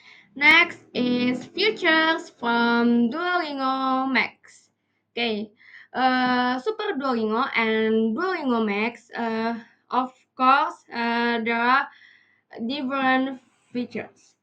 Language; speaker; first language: English; non-native, learner; Indonesian